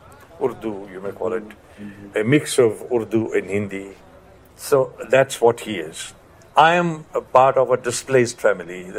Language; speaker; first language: English; non-native, local second language; Punjabi